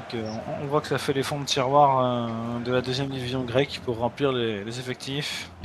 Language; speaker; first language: French; native; French